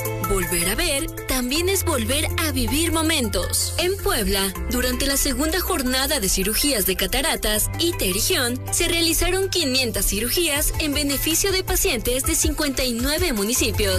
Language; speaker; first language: Spanish; native; Spanish